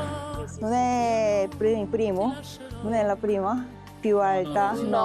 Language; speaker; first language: Italian; non-native, learner; Korean